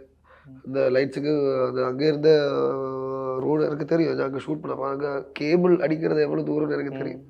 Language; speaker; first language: Tamil; non-native, learner; Malayalam